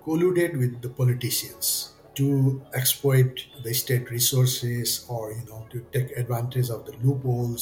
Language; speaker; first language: English; non-native, local second language; Nepali